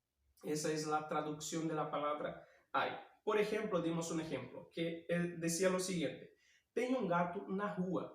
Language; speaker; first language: Spanish; non-native, fluent; Portuguese